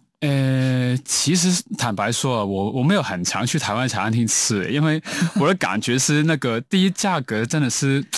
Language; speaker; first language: Chinese; non-native, local second language; Cantonese